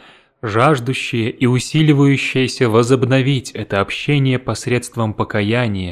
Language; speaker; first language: Russian; native; Russian